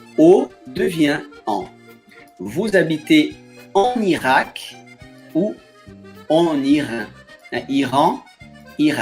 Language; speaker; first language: French; non-native, fluent; Portuguese